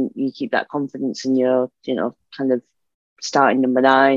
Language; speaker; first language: English; native; English